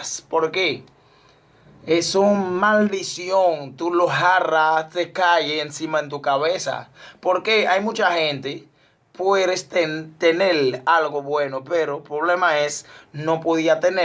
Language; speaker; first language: Spanish; non-native, learner; Haitian Creole